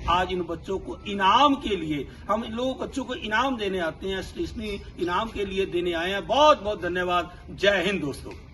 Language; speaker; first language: Hindi; non-native, local second language; Punjabi